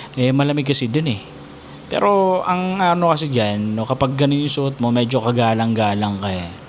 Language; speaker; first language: Filipino; native; Filipino